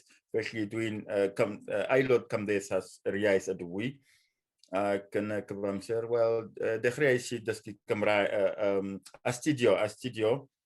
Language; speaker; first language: Welsh; non-native, fluent; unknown